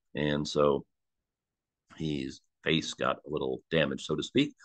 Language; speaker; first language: English; native; English